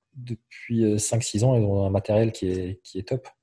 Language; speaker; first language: French; native; French